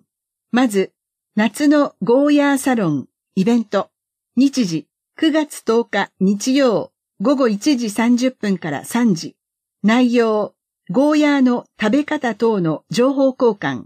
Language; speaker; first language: Japanese; native; Japanese